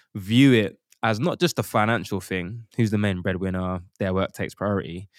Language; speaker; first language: English; native; English